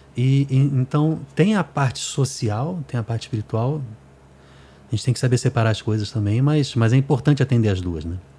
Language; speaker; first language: Portuguese; native; Portuguese